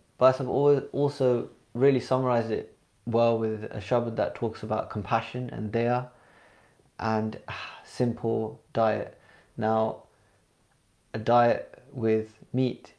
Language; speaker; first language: English; early bilingual, other home language; Punjabi